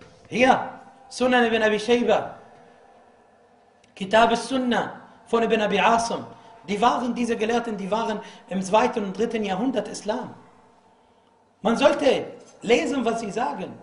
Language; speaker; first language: German; non-native, fluent; Arabic